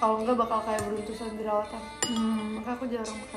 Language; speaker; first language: Indonesian; native; Indonesian